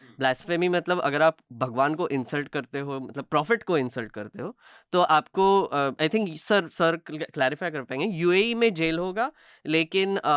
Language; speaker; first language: Hindi; native; Hindi